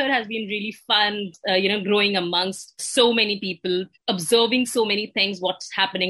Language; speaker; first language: English; non-native, local second language; Hindi